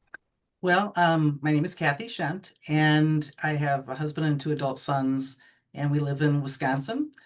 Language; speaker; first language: English; native; English